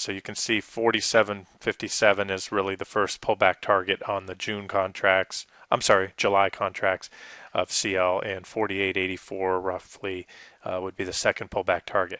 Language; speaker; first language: English; native; English